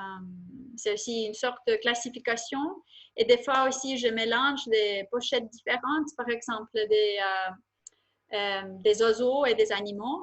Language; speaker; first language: French; non-native, fluent; Estonian